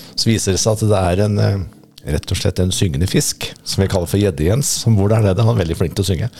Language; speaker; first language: Norwegian; native; Norwegian